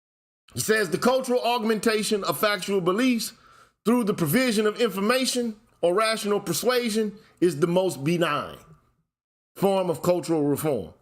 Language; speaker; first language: English; native; English